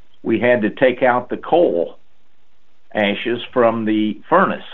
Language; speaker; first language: English; native; English